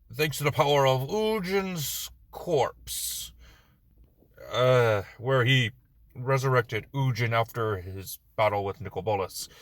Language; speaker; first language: English; native; English